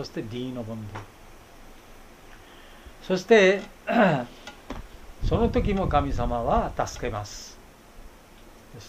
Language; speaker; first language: Japanese; non-native, fluent; Bangla